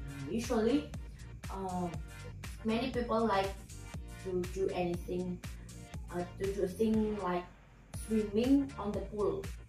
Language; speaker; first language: English; non-native, fluent; Indonesian